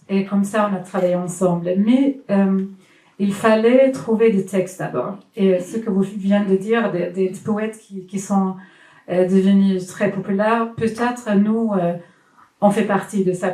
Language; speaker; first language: French; non-native, fluent; Swedish